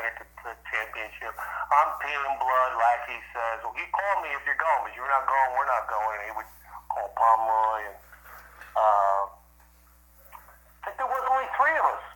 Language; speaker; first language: English; early bilingual, other home language; Italian